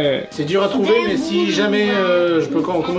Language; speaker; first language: French; native; French